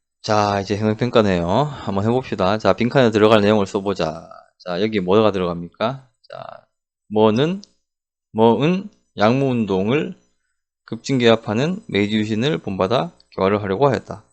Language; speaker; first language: Korean; native; Korean